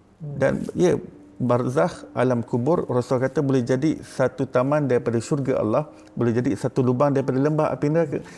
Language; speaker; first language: Malay; native; Malay